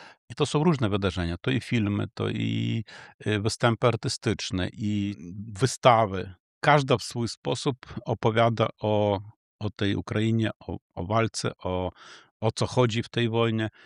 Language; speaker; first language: Polish; non-native, fluent; Ukrainian